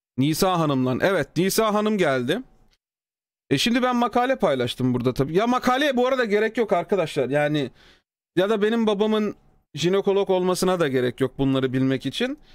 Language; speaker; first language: Turkish; native; Turkish